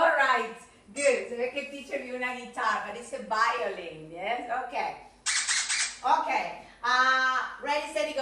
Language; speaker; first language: English; non-native, fluent; Spanish